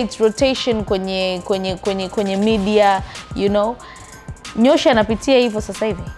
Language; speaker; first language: Swahili; native; Swahili